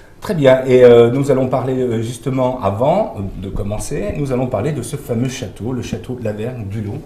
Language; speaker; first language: French; native; French